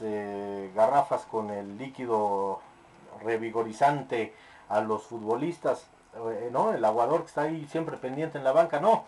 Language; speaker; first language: Spanish; native; Spanish